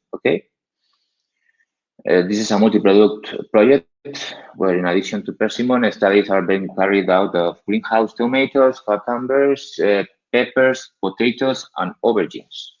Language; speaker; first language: English; non-native, learner; Spanish